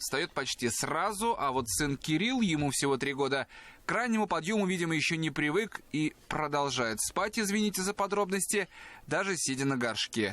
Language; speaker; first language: Russian; native; Russian